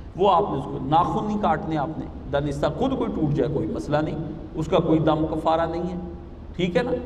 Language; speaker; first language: Urdu; non-native, local second language; Punjabi